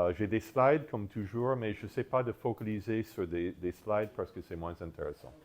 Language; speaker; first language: French; non-native, fluent; English